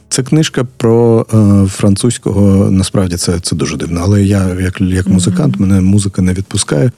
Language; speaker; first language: Ukrainian; non-native, local second language; Russian